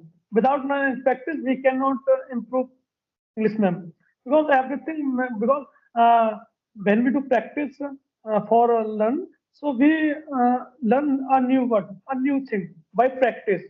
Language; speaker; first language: English; non-native, learner; Hindi